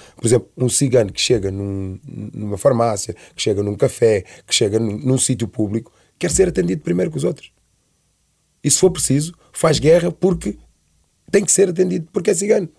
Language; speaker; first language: Portuguese; early bilingual, other home language; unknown